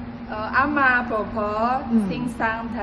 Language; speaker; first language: Cantonese; non-native, learner; Indonesian